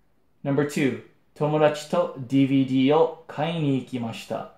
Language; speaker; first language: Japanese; non-native, fluent; English